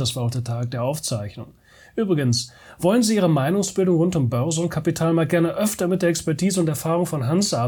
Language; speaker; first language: German; native; German